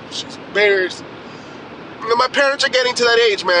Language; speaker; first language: English; native; English